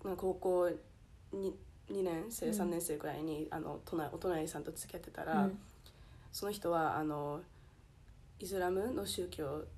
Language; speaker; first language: Japanese; early bilingual, heritage; Japanese